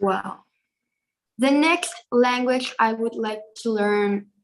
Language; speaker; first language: English; non-native, fluent; Spanish